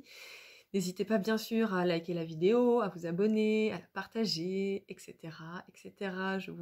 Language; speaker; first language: French; native; French